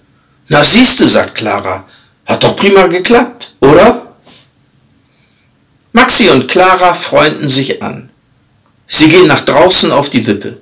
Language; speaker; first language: German; native; German